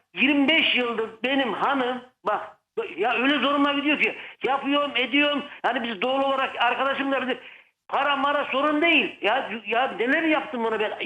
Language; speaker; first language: Turkish; native; Turkish